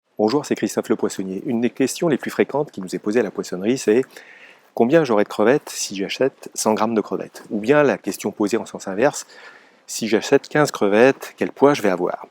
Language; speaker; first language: French; native; French